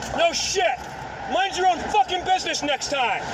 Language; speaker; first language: English; native; English